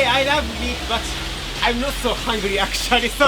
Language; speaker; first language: English; non-native, learner; Japanese